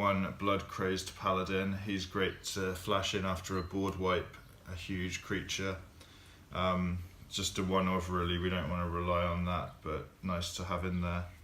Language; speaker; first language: English; native; English